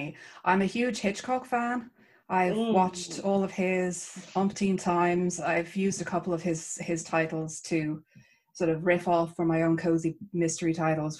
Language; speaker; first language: English; native; English